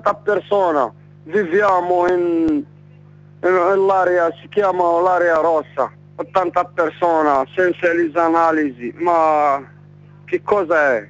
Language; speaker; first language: Italian; non-native, learner; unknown